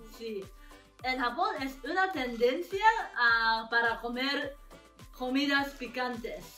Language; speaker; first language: Spanish; non-native, learner; Japanese